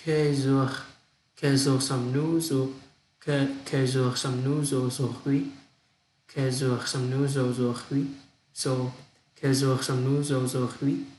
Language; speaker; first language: French; non-native, learner; Vietnamese